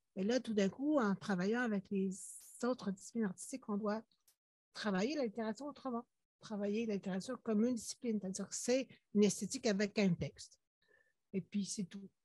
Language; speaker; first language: French; native; French